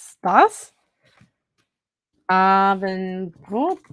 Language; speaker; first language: German; non-native, learner; English